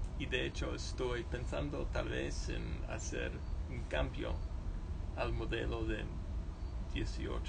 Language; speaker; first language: Spanish; early bilingual, heritage; Spanish